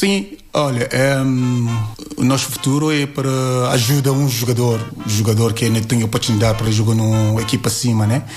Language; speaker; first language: Portuguese; non-native, learner; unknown